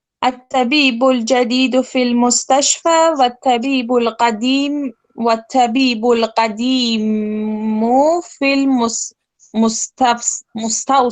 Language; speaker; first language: Arabic; non-native, learner; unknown